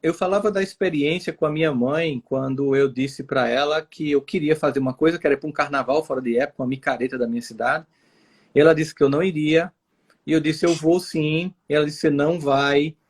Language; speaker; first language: Portuguese; native; Portuguese